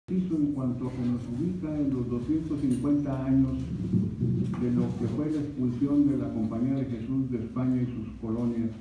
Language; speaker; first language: Spanish; native; Spanish